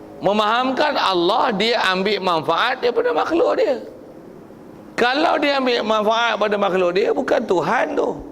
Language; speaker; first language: Malay; native; Malay